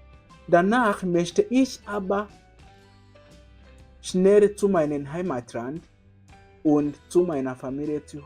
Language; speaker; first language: German; non-native, fluent; Kinyarwanda